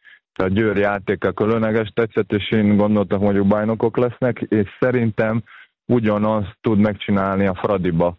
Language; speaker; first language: Hungarian; non-native, fluent; Serbian